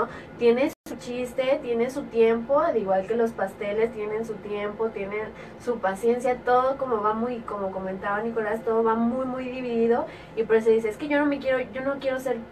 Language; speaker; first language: Spanish; native; Spanish